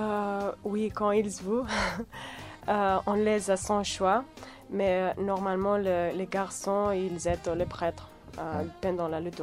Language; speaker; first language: French; non-native, fluent; Catalan